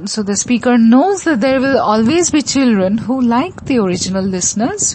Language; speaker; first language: English; non-native, local second language; Bangla